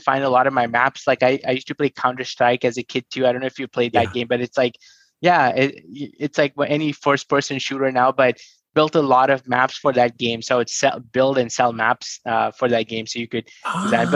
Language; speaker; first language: English; non-native, local second language; Hindi